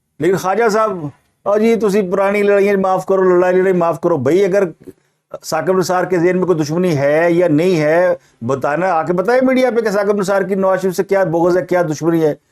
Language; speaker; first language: Urdu; non-native, local second language; Punjabi